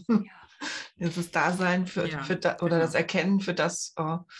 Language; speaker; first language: German; native; German